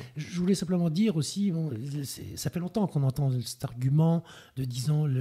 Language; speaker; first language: French; native; French